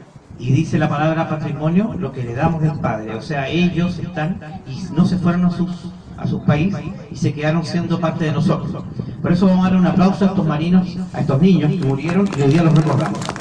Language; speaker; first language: Spanish; native; Spanish